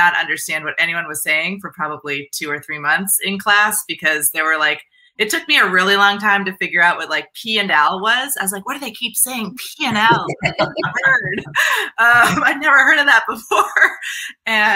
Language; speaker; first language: English; native; English